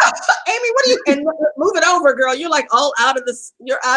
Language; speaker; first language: English; native; English